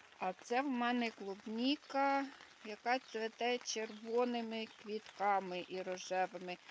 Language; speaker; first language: Ukrainian; native; Ukrainian